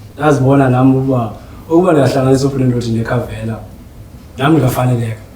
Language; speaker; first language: Zulu; non-native, local second language; Xhosa